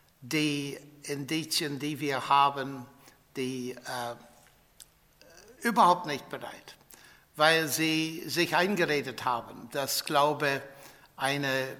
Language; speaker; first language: German; non-native, fluent; English